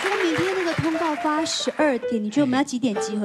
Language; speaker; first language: Chinese; native; Chinese